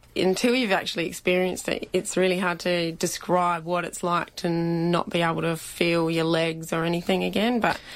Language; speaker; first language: English; native; English